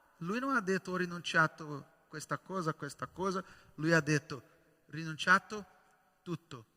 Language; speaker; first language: Italian; non-native, fluent; Portuguese